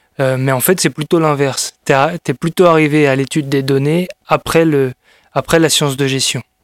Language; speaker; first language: French; native; French